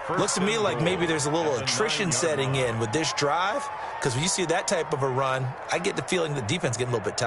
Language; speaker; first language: English; native; English